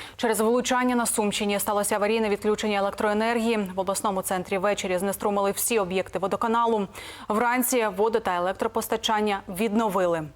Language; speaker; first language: Ukrainian; native; Ukrainian